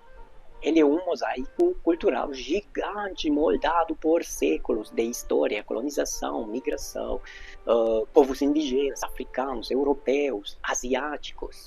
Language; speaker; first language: Portuguese; non-native, fluent; Hungarian